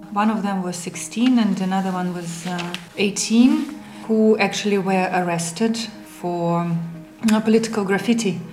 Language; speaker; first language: English; non-native, fluent; Russian